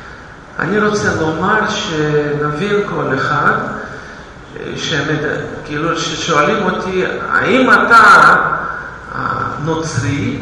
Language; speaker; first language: Hebrew; non-native, fluent; Russian